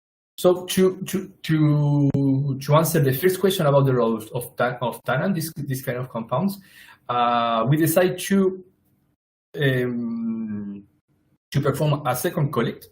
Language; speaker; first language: English; non-native, fluent; Spanish